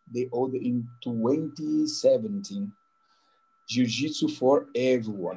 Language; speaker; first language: English; non-native, learner; Portuguese